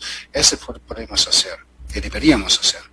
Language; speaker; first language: Spanish; non-native, fluent; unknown